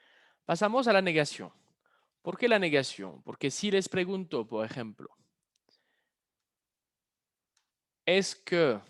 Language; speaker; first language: Spanish; non-native, fluent; French